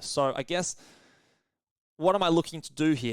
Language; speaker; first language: English; native; English